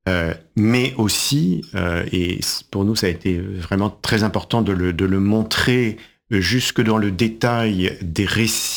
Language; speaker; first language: French; native; French